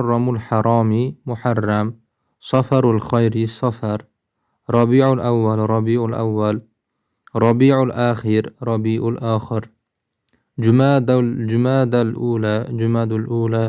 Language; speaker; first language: Arabic; non-native, fluent; Uzbek